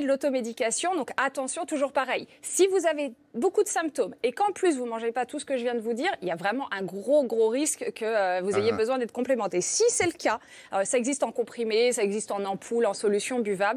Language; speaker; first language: French; native; French